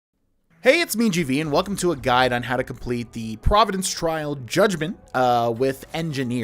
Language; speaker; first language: English; native; English